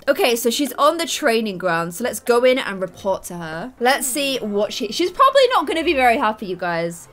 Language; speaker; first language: English; native; English